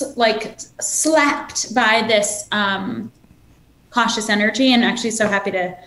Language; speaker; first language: English; native; English